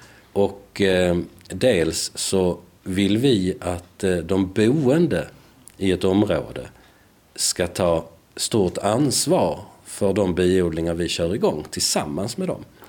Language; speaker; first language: Swedish; native; Swedish